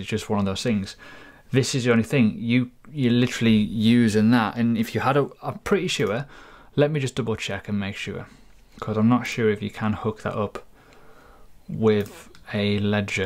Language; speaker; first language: English; native; English